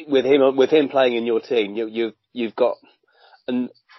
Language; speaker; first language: English; native; English